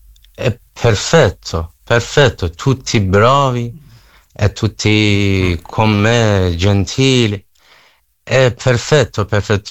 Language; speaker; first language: Italian; non-native, learner; Persian